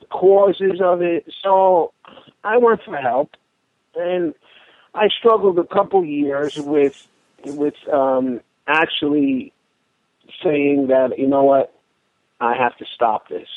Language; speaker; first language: English; native; English